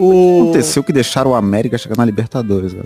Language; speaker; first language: Portuguese; native; Portuguese